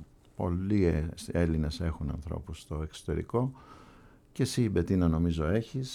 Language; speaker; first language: Greek; native; Greek